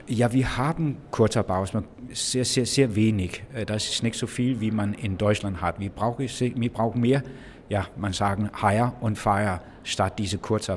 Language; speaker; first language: German; non-native, fluent; Danish